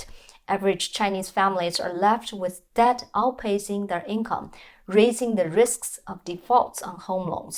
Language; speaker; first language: English; non-native, fluent; Chinese